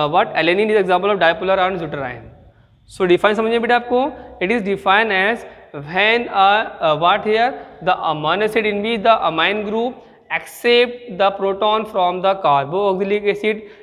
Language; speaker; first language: English; non-native, local second language; Hindi